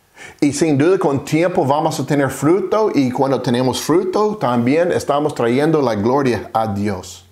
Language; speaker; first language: Spanish; non-native, fluent; English